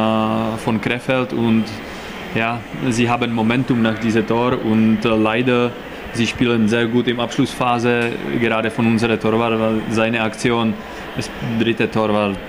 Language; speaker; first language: German; non-native, learner; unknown